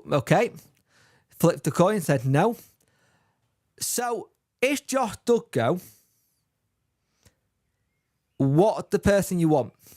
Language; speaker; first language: English; native; English